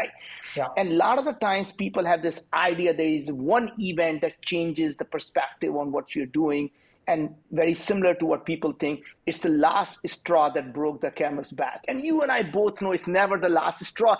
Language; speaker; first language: English; non-native, local second language; Hindi